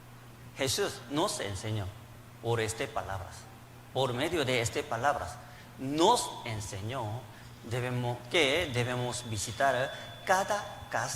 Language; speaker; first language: Spanish; non-native, learner; Korean